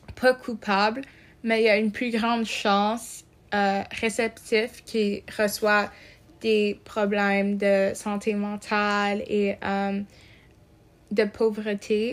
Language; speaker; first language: French; non-native, local second language; English